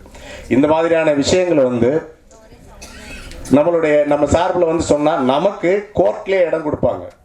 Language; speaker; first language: Tamil; native; Tamil